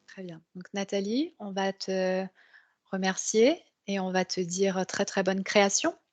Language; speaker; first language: French; native; French